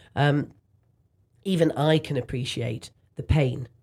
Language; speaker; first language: English; native; English